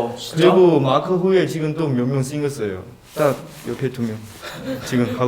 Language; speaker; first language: Korean; non-native, learner; Chinese